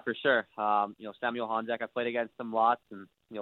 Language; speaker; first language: English; native; English